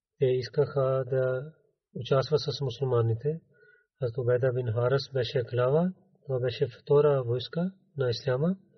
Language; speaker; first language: Bulgarian; non-native, learner; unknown